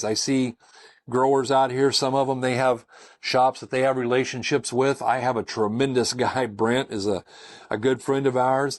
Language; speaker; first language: English; native; English